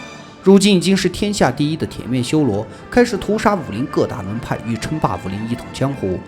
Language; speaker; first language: Chinese; native; Chinese